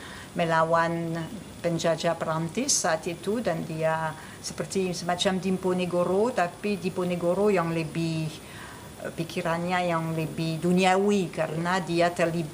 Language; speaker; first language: Indonesian; non-native, fluent; French